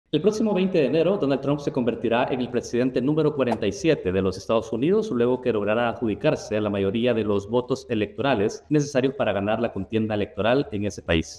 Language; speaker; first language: Spanish; native; Spanish